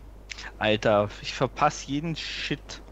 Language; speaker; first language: German; native; German